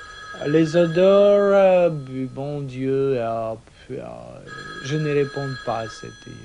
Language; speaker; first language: French; non-native, fluent; Russian